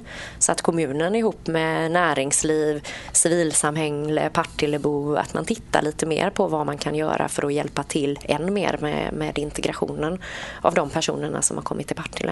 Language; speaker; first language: Swedish; native; Swedish